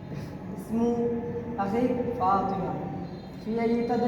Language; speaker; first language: Arabic; non-native, learner; Bangla